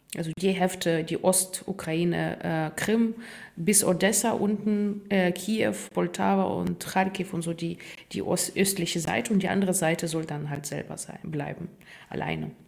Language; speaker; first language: German; non-native, fluent; Russian